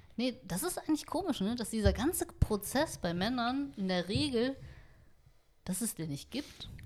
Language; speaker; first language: German; early bilingual, other home language; Vietnamese